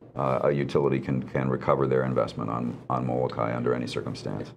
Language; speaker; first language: English; native; English